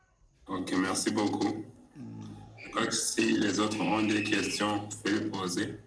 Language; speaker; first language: French; non-native, local second language; Rundi